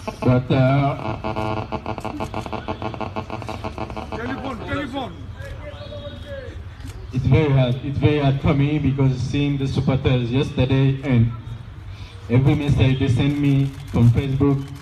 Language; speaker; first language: English; non-native, learner; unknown